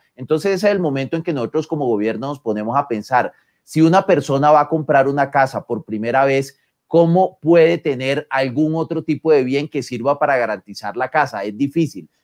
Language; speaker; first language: Spanish; native; Spanish